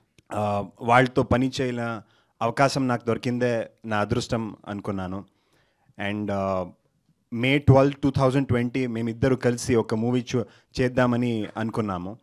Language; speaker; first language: Telugu; non-native, learner; Kannada